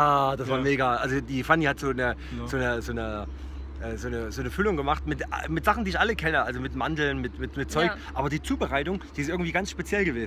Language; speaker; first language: German; native; German